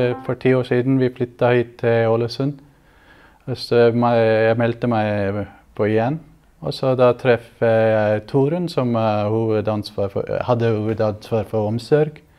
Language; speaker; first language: Norwegian; non-native, fluent; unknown